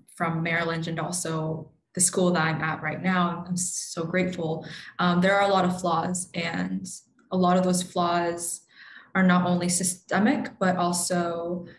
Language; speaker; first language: English; native; English